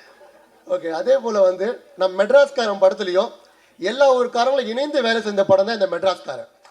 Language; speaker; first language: Tamil; native; Tamil